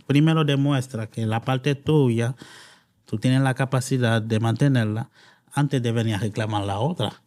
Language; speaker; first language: Spanish; non-native, fluent; Haitian Creole